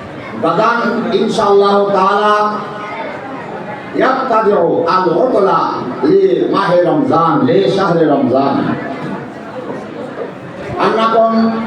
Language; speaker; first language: Arabic; non-native, fluent; Bangla